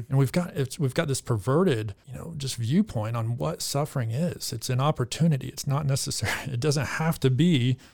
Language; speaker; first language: English; native; English